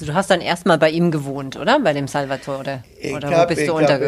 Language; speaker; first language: German; native; German